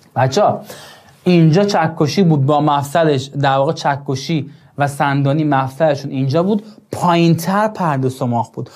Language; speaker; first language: Persian; non-native, local second language; Azerbaijani